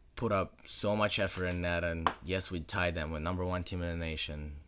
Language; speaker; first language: English; non-native, fluent; Russian